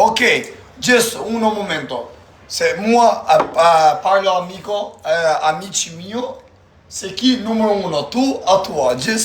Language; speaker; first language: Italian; non-native, learner; Albanian